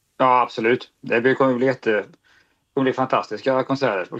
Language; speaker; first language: Swedish; native; Swedish